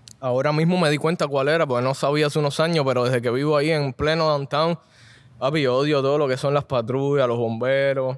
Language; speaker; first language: Spanish; native; Spanish